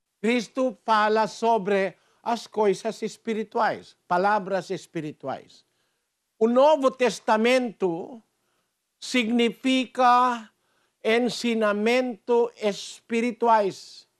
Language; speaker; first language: Portuguese; non-native, fluent; Filipino